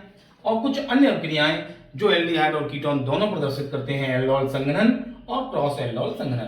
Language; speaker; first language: Hindi; native; Hindi